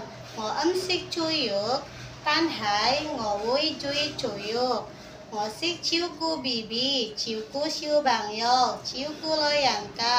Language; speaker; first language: Cantonese; non-native, learner; Indonesian